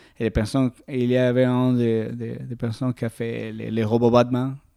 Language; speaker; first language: French; non-native, learner; Spanish